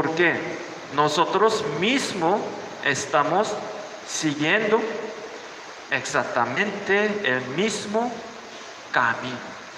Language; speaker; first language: Spanish; non-native, learner; Korean